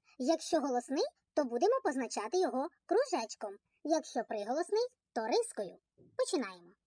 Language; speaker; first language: Ukrainian; native; Ukrainian